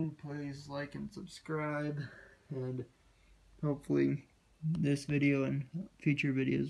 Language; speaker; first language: English; native; English